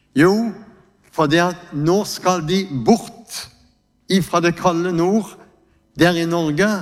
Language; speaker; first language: Norwegian; native; Norwegian